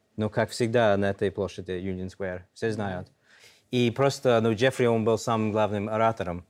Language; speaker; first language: Russian; non-native, fluent; English